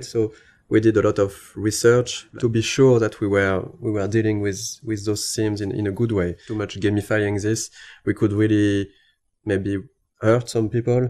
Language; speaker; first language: English; non-native, fluent; French